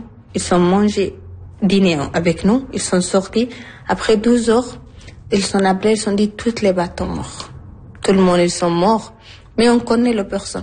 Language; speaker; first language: French; non-native, learner; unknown